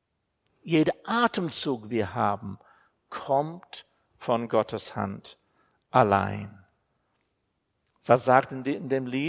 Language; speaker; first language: German; non-native, fluent; English